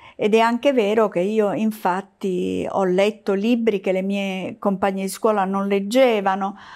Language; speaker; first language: Italian; native; Italian